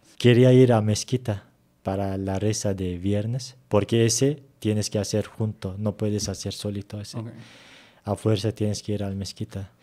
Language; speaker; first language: Spanish; non-native, fluent; Turkish